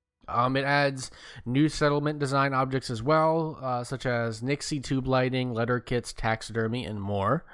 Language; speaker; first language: English; native; English